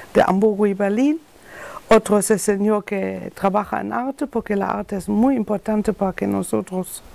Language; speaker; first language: Spanish; non-native, learner; German